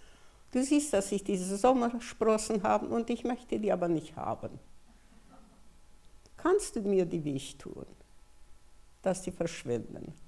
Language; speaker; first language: German; early bilingual, heritage; German